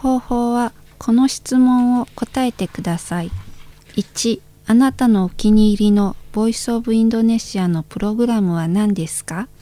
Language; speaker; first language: Japanese; non-native, fluent; Indonesian